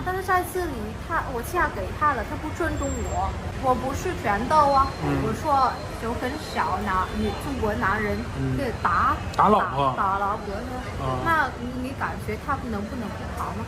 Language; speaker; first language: Chinese; non-native, learner; Vietnamese